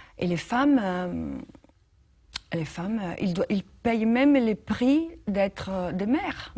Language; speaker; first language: French; non-native, fluent; Italian